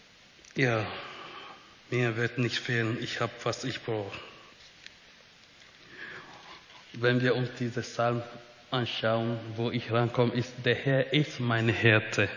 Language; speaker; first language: German; non-native, fluent; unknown